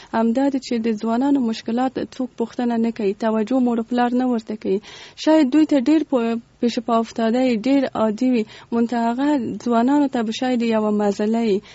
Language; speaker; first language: Pashto; non-native, local second language; Persian